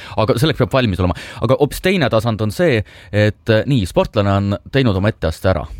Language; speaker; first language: Estonian; native; Estonian